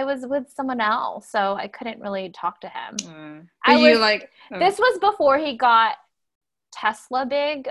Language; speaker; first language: English; native; English